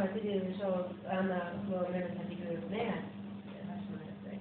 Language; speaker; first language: Hebrew; non-native, learner; English